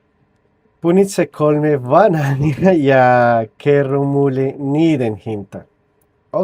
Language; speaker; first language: Finnish; non-native, learner; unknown